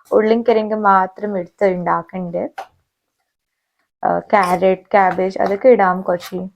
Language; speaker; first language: Malayalam; native; Malayalam